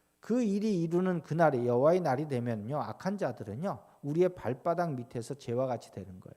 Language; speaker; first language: Korean; native; Korean